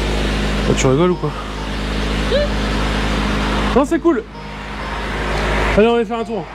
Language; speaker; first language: French; native; French